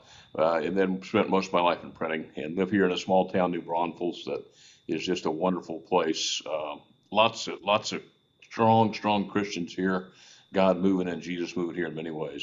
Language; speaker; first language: English; native; English